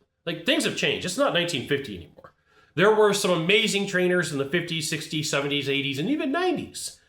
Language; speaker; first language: English; native; English